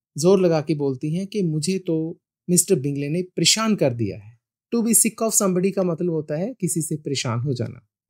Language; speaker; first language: Hindi; non-native, local second language; Punjabi